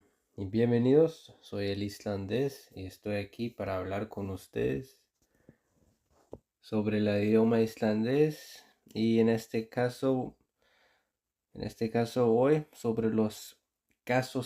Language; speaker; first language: Spanish; non-native, fluent; Icelandic